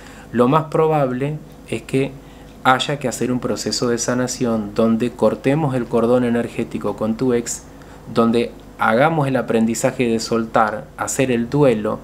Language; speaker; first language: Spanish; native; Spanish